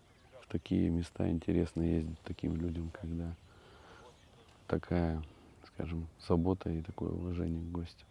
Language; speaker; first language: Russian; native; Russian